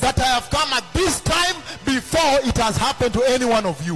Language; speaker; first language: English; non-native, local second language; Luo (Kenya and Tanzania)